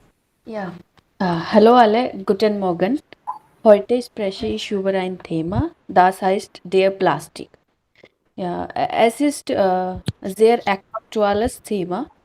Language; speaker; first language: German; non-native, learner; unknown